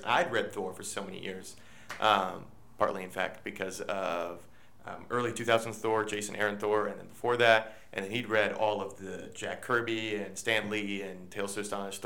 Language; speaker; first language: English; native; English